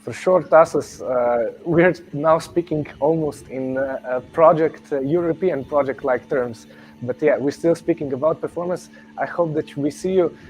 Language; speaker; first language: English; non-native, fluent; Slovenian